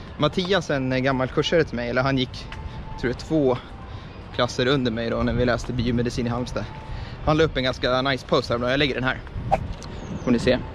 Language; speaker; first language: Swedish; early bilingual, other home language; Estonian